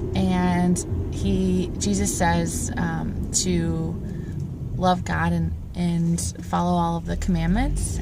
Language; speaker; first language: English; native; English